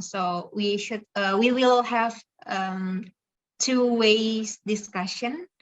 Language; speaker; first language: English; non-native, fluent; Indonesian